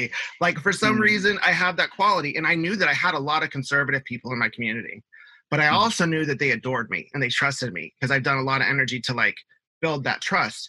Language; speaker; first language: English; native; English